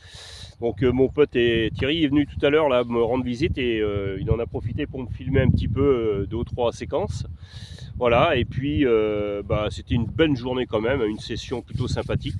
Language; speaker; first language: French; native; French